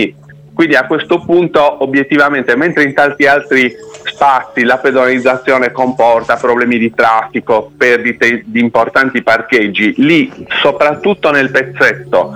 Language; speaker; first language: Italian; native; Italian